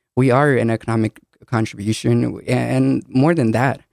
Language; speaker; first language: English; early bilingual, other home language; Spanish